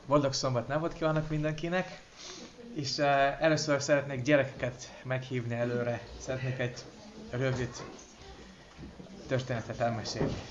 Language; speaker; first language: Hungarian; non-native, fluent; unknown